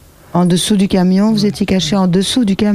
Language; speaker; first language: French; native; French